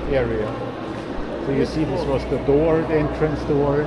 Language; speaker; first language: English; non-native, fluent; German